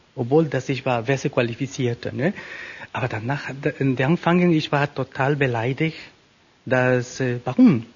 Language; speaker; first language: German; non-native, fluent; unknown